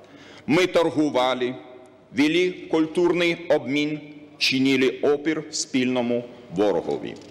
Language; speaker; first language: Ukrainian; non-native, learner; Lithuanian